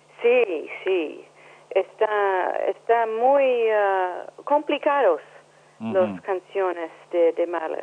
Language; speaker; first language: Spanish; non-native, learner; English